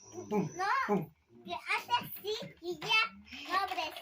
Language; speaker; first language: Spanish; native; Spanish